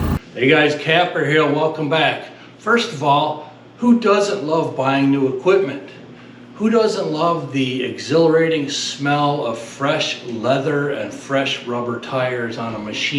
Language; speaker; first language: English; native; English